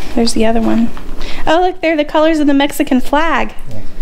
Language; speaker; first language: English; native; English